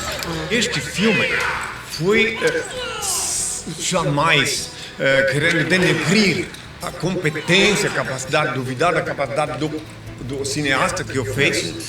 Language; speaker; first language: Portuguese; native; Portuguese